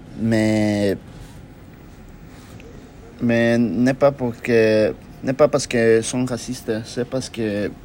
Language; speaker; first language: French; non-native, learner; Spanish